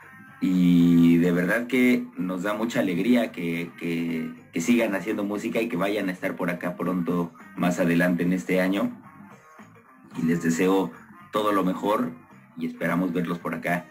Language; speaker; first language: Spanish; native; Spanish